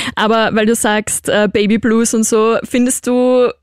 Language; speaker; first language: German; native; German